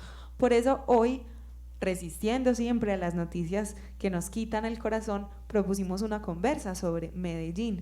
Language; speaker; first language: Spanish; native; Spanish